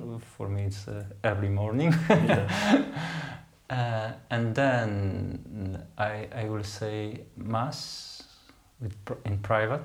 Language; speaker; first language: English; non-native, fluent; Polish